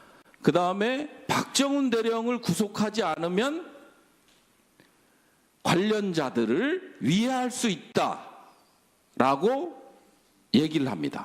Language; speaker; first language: Korean; native; Korean